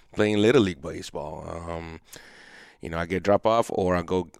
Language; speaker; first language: English; non-native, fluent; Papiamento